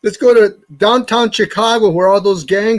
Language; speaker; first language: English; native; English